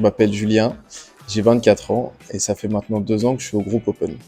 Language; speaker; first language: French; native; French